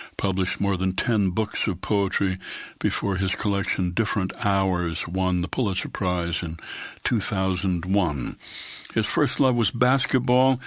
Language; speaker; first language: English; native; English